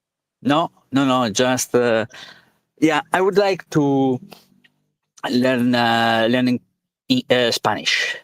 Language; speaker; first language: English; non-native, learner; Italian